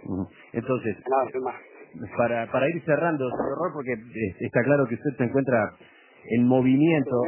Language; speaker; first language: Spanish; native; Spanish